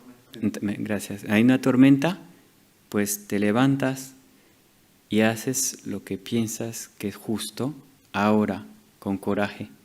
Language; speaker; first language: Spanish; non-native, fluent; French